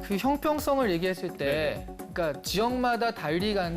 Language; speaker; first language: Korean; native; Korean